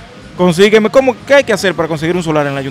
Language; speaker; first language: Spanish; native; Spanish